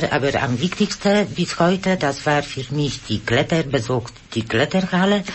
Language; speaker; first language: German; non-native, learner; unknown